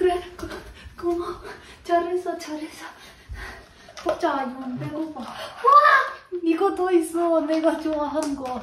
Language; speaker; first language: Korean; non-native, learner; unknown